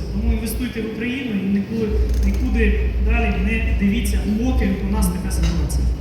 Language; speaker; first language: Ukrainian; non-native, local second language; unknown